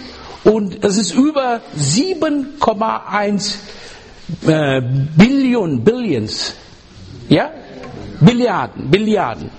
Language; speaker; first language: German; non-native, learner; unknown